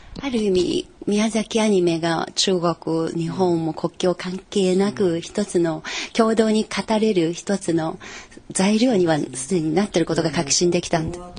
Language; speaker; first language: Japanese; non-native, fluent; Chinese